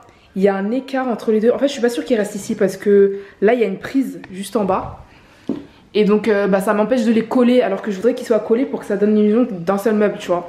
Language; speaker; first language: French; native; French